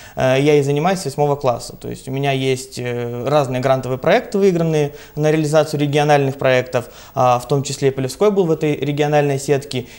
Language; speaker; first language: Russian; native; Russian